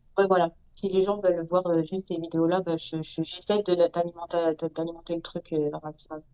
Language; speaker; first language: French; early bilingual, other home language; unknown